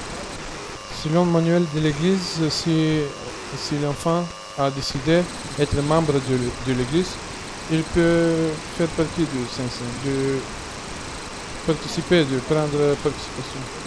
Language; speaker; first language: French; non-native, fluent; Bulgarian